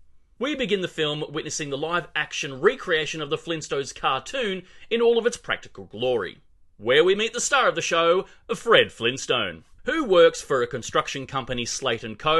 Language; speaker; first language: English; native; English